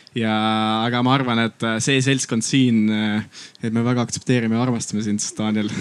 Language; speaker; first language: Estonian; non-native, local second language; Russian